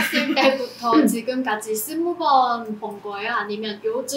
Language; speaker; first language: Korean; non-native, fluent; Chinese